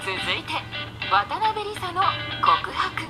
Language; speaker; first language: Japanese; native; Japanese